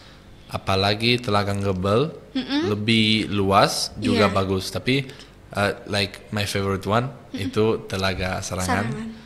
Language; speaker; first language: Indonesian; non-native, fluent; Italian